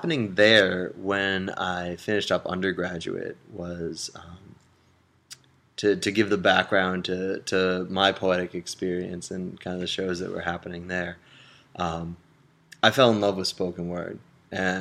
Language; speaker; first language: English; native; English